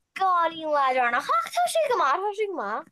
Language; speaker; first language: Irish; non-native, learner; English